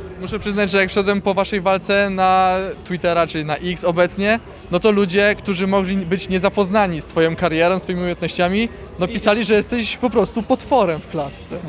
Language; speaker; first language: Polish; native; Polish